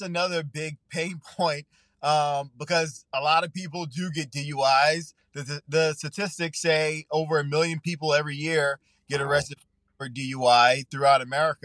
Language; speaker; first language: English; native; English